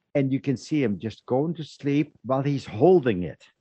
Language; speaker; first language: English; non-native, fluent; Dutch